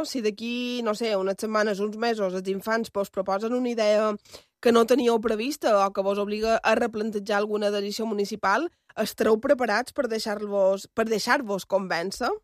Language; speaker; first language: Catalan; native; Catalan